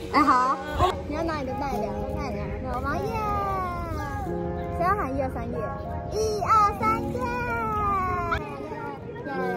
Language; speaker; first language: Chinese; native; Chinese